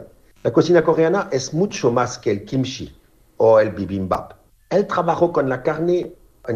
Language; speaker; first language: Spanish; non-native, fluent; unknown